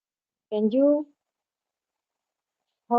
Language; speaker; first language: Cantonese; non-native, learner; Indonesian